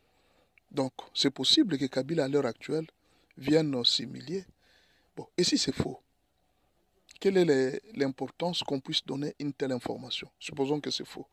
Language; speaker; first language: French; non-native, local second language; Lingala